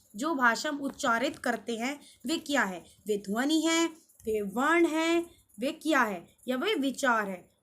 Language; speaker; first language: Hindi; native; Hindi